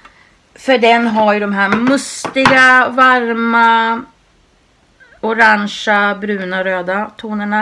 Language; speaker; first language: Swedish; native; Swedish